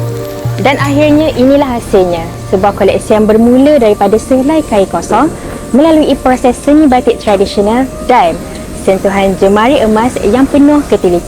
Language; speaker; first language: Malay; native; Malay